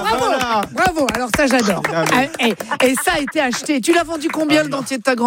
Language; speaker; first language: French; native; French